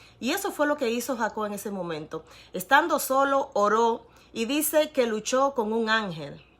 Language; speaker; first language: Spanish; native; Spanish